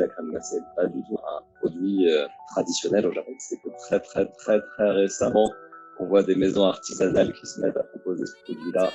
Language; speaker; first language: French; native; French